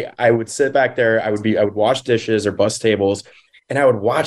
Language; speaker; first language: English; native; English